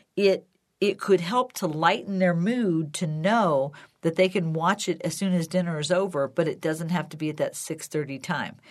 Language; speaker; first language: English; native; English